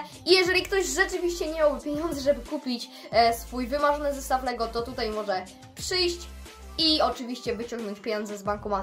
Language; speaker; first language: Polish; native; Polish